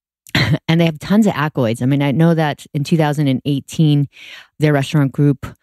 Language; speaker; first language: English; native; English